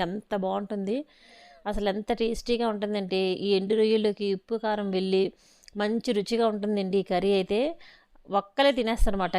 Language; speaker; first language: Telugu; native; Telugu